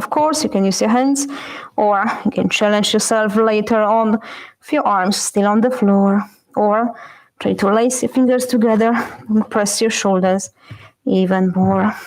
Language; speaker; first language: English; non-native, fluent; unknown